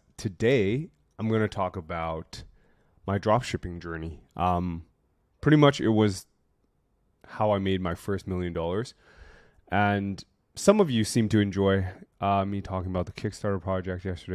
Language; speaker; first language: English; native; English